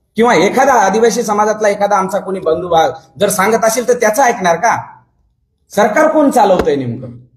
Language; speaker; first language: Marathi; non-native, local second language; Lambadi